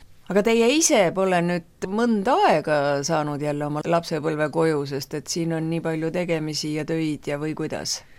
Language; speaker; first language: Estonian; native; Estonian